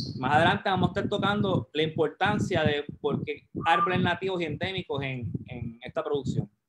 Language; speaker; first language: Spanish; native; Spanish